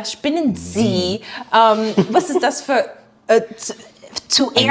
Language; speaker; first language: German; non-native, fluent; English